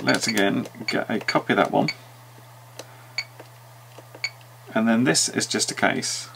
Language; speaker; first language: English; native; English